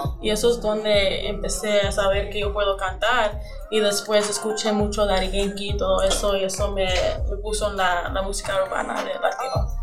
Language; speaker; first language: Spanish; early bilingual, heritage; Spanish